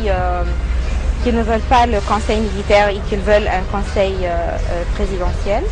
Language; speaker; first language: French; non-native, fluent; Arabic